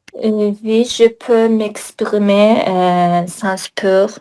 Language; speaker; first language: French; non-native, learner; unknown